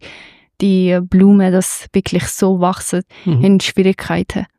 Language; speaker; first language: German; non-native, fluent; Persian